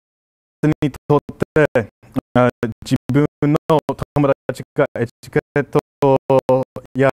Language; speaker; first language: Japanese; non-native, fluent; English